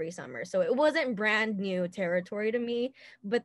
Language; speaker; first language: English; native; English